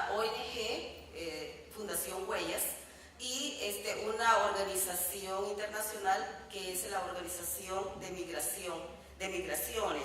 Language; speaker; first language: Spanish; native; Spanish